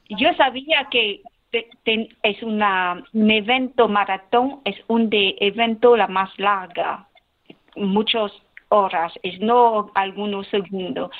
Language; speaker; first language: Spanish; non-native, learner; Khmer